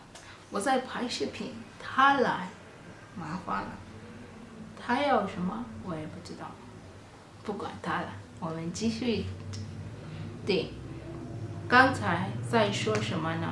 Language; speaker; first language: Chinese; non-native, fluent; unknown